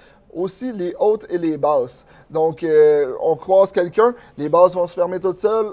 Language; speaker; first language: French; native; French